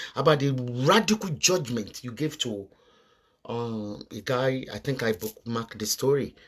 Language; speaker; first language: English; non-native, local second language; Yoruba